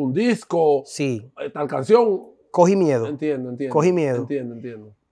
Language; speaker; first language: Spanish; native; Spanish